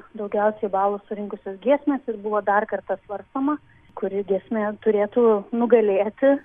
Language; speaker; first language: Lithuanian; native; Lithuanian